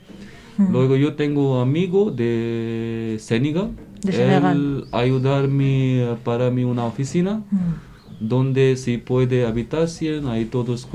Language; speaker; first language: Spanish; non-native, learner; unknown